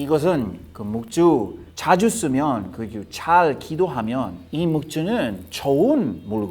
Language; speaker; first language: Korean; non-native, learner; English